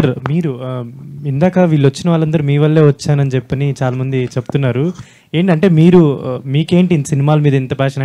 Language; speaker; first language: Telugu; native; Telugu